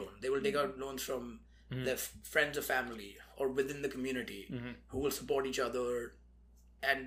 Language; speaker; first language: English; non-native, local second language; Hindi